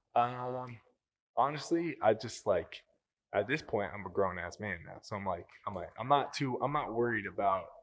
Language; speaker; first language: English; native; English